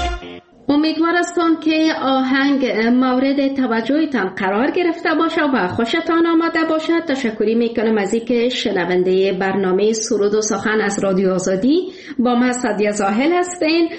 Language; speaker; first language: Persian; native; Persian